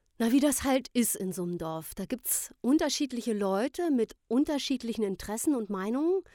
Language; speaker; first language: German; native; German